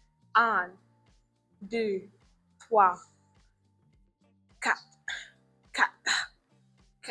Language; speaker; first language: French; non-native, learner; English